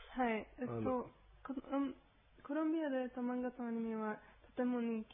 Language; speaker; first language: Japanese; non-native, learner; Spanish